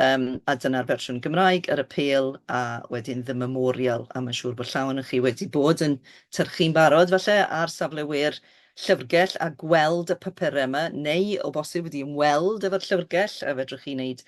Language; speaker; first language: Welsh; native; Welsh